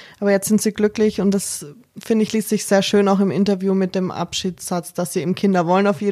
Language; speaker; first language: German; native; German